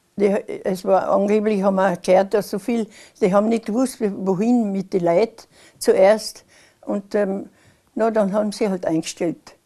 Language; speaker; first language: German; non-native, local second language; Slovenian